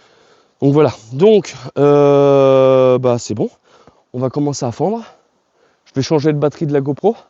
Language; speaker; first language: French; native; French